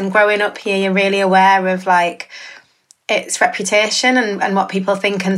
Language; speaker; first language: English; native; English